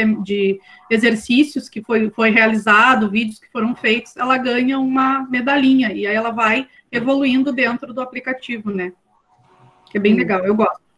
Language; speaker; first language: Portuguese; native; Portuguese